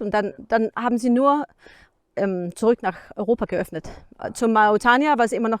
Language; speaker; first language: German; non-native, learner; Danish